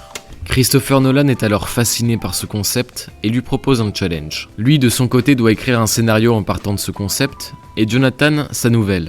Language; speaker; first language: French; native; French